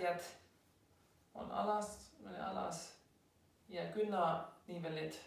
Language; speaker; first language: Finnish; non-native, learner; German